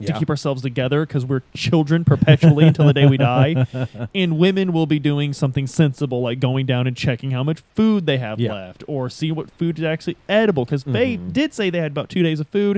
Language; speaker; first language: English; native; English